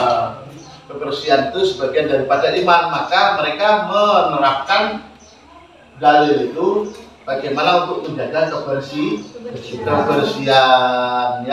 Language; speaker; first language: Indonesian; native; Indonesian